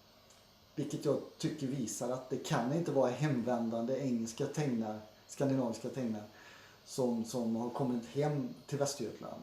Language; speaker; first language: Swedish; native; Swedish